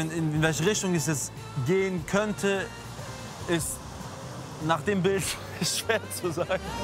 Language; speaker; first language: German; native; German